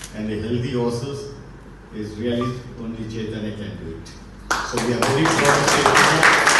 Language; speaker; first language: English; non-native, local second language; Telugu